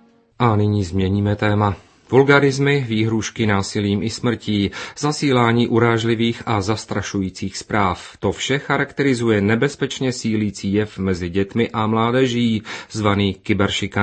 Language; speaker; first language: Czech; native; Czech